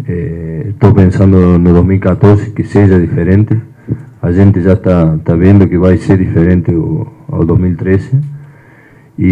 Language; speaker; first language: Portuguese; non-native, fluent; Spanish